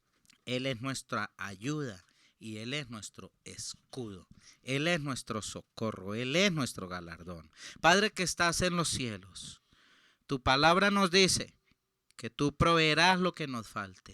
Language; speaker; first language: Spanish; native; Spanish